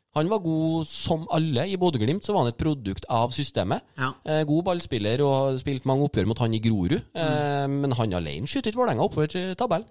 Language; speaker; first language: Norwegian; native; Norwegian